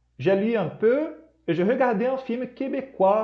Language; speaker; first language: French; non-native, fluent; Portuguese